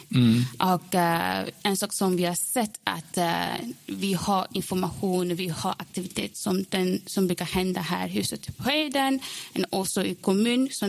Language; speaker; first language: Swedish; non-native, learner; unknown